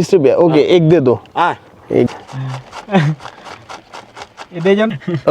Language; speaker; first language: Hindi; non-native, learner; Bangla